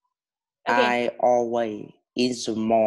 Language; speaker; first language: English; non-native, learner; Vietnamese